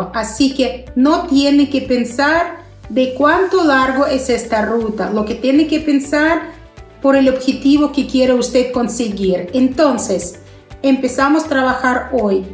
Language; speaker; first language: Spanish; non-native, fluent; Russian